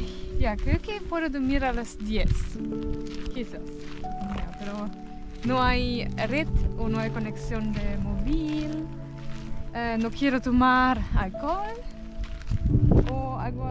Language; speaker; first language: Spanish; non-native, learner; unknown